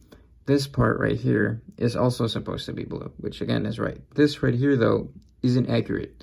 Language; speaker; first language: English; native; English